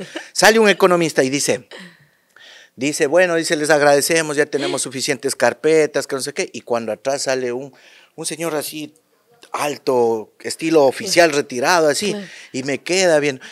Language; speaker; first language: Spanish; native; Spanish